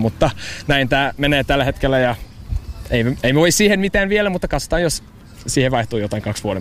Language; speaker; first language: Finnish; non-native, fluent; English